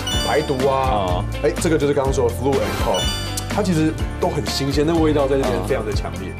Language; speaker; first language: Chinese; native; Chinese